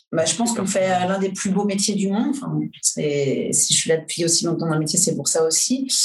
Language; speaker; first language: French; native; French